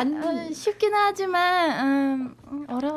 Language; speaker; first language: Korean; non-native, learner; Vietnamese